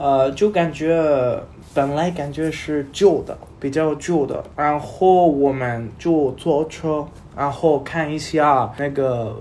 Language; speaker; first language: Chinese; non-native, learner; Spanish